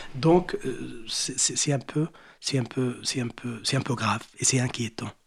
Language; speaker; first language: French; non-native, local second language; Arabic